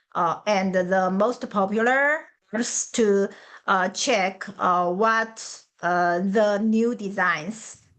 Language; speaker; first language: English; non-native, learner; Chinese